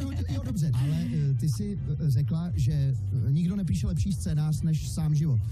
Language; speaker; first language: Czech; native; Czech